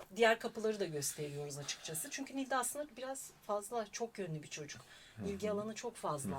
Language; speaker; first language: Turkish; native; Turkish